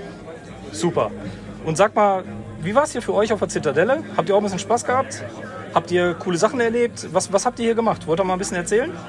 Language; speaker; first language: German; native; German